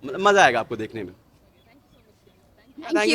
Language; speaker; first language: Hindi; native; Hindi